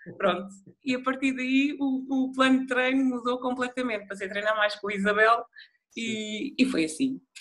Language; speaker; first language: Portuguese; early bilingual, other home language; Upper Guinea Crioulo